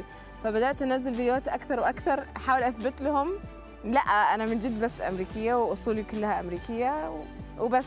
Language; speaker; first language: Arabic; early bilingual, other home language; English